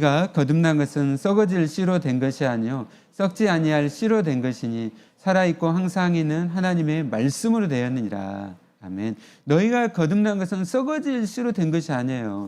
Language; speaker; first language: Korean; native; Korean